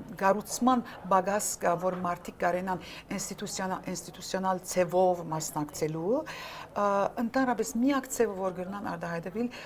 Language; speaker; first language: Armenian; early bilingual, heritage; Armenian